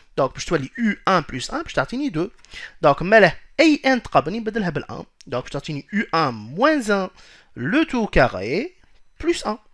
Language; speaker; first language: French; non-native, local second language; Arabic